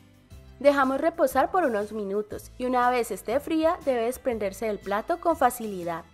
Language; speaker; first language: Spanish; native; Spanish